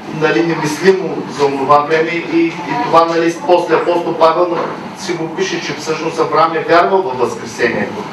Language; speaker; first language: Bulgarian; native; Bulgarian